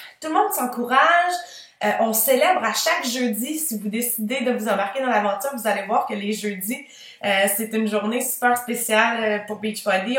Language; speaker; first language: French; native; French